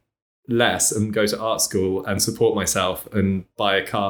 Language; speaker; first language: English; native; English